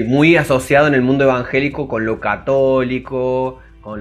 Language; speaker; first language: Spanish; native; Spanish